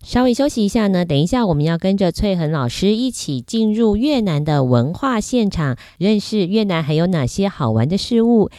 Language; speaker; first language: Chinese; native; Chinese